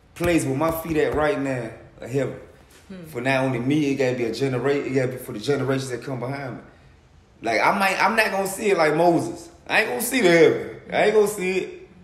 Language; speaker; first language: English; native; English